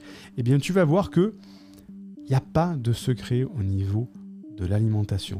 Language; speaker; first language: French; native; French